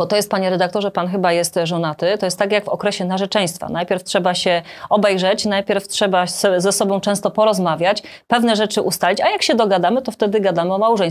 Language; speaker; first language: Polish; native; Polish